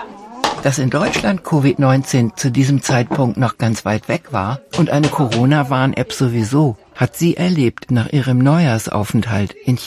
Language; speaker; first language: German; native; German